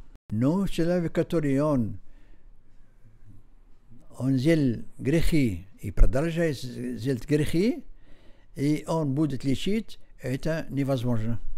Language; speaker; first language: Russian; non-native, learner; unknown